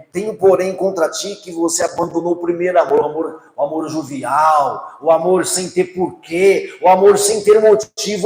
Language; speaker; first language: Portuguese; native; Portuguese